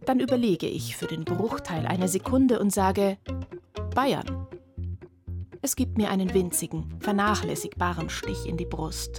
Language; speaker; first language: German; native; German